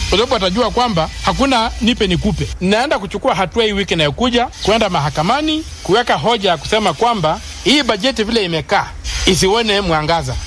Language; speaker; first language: Swahili; non-native, local second language; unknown